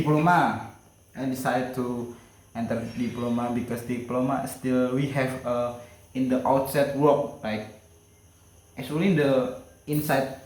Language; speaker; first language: English; non-native, learner; Indonesian